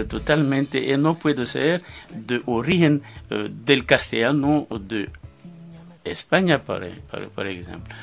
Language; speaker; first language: Spanish; non-native, fluent; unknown